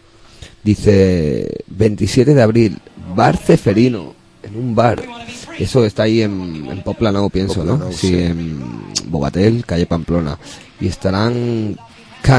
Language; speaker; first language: Spanish; non-native, learner; English